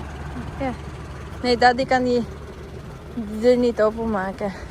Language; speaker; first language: Dutch; non-native, learner; Filipino